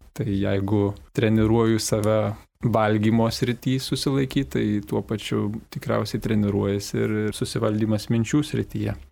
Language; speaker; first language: Lithuanian; native; Lithuanian